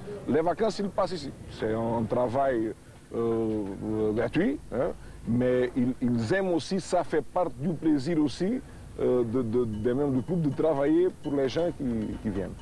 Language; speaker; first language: French; non-native, fluent; Portuguese